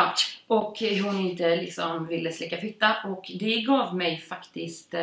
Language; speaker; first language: Swedish; native; Swedish